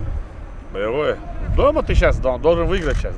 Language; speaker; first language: Russian; non-native, local second language; Chechen